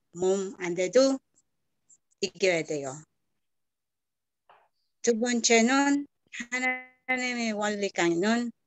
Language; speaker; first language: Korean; non-native, learner; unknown